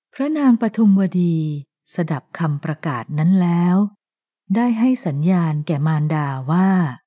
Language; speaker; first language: Thai; native; Thai